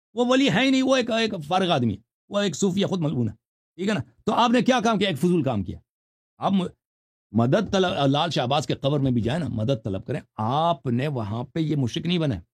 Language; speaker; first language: Urdu; non-native, local second language; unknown